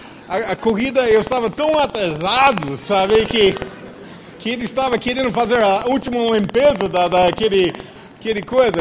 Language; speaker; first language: Portuguese; non-native, fluent; English